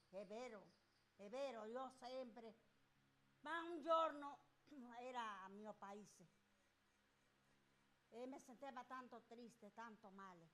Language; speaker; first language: Italian; non-native, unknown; Spanish